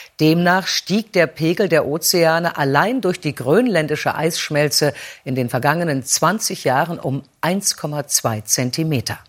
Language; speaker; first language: German; native; German